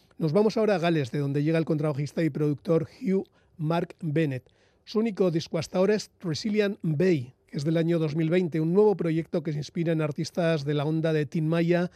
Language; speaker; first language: Spanish; native; Spanish